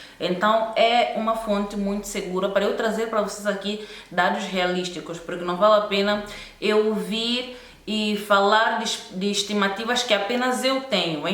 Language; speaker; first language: Portuguese; native; Portuguese